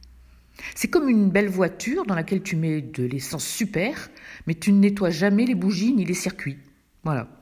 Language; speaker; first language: French; native; French